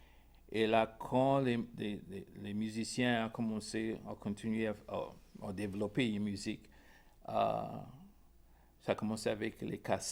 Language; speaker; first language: French; non-native, local second language; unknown